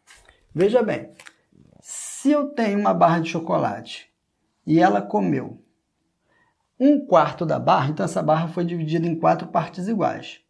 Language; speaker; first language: Portuguese; native; Portuguese